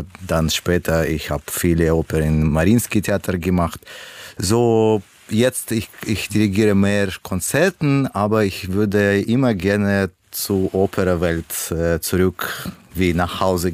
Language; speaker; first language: German; non-native, learner; Russian